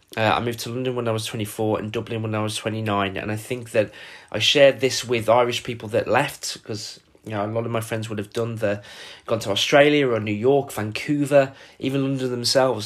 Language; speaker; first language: English; native; English